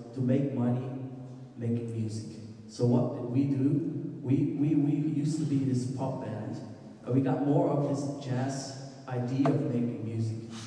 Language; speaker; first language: English; non-native, fluent; Dutch